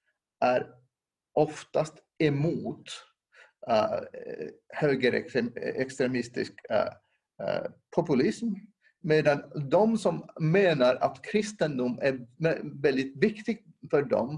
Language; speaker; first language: Swedish; non-native, local second language; Finnish